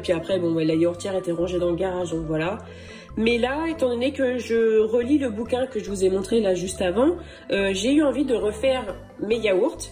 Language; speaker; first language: French; native; French